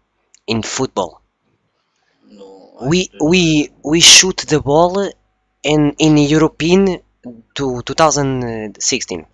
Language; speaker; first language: English; non-native, learner; Portuguese